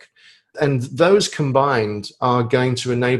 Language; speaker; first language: English; native; English